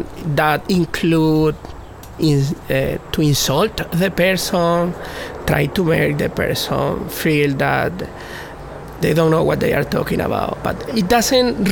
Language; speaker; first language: English; non-native, fluent; Spanish